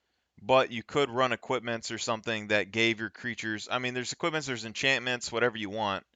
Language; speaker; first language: English; native; English